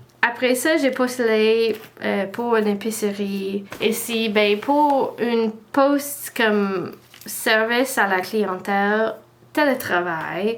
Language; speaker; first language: French; non-native, learner; English